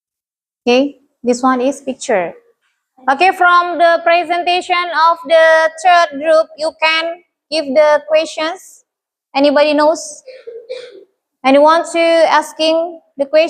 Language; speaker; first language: English; non-native, learner; Indonesian